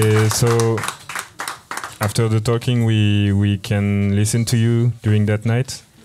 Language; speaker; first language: English; non-native, fluent; French